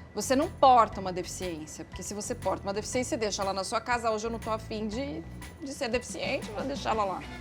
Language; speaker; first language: Portuguese; native; Portuguese